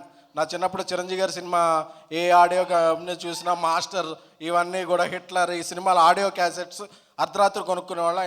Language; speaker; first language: Telugu; native; Telugu